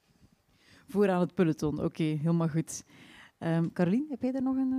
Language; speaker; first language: Dutch; native; Dutch